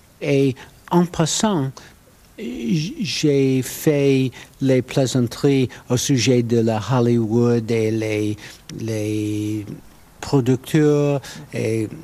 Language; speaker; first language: French; non-native, learner; English